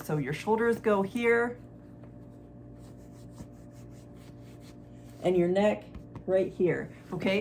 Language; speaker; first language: English; native; English